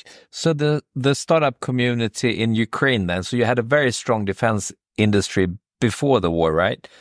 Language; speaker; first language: English; non-native, fluent; Swedish